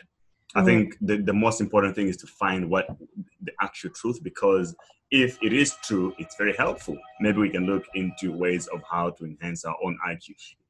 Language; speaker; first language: English; non-native, local second language; Nyanja